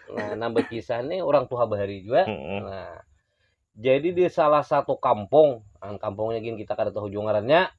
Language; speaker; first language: Indonesian; non-native, local second language; Banjar